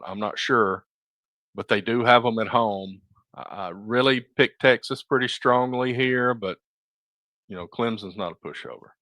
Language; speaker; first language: English; native; English